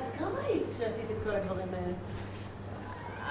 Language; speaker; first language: Hebrew; native; Hebrew